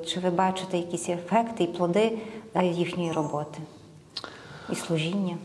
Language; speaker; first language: Ukrainian; native; Ukrainian